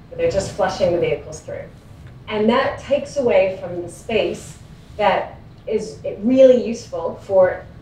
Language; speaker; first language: English; native; English